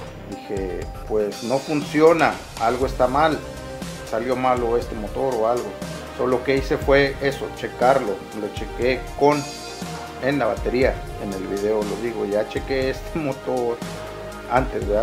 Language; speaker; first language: Spanish; native; Spanish